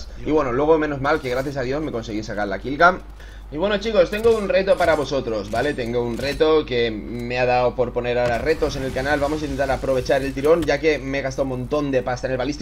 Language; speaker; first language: Spanish; native; Spanish